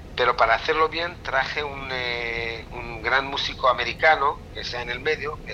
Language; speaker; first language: Spanish; non-native, fluent; Hebrew